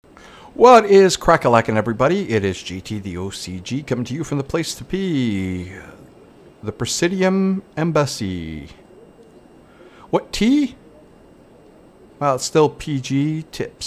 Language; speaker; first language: English; native; English